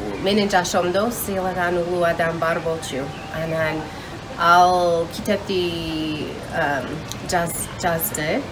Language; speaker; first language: Kyrgyz; non-native, learner; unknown